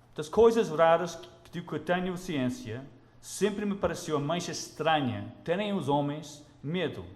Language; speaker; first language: Portuguese; non-native, fluent; English